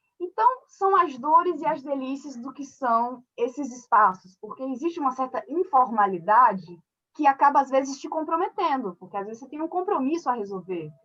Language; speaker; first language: Portuguese; early bilingual, other home language; French